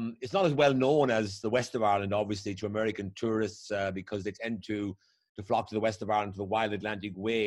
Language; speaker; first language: English; native; English